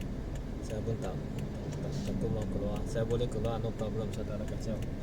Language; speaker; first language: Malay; non-native, local second language; Chinese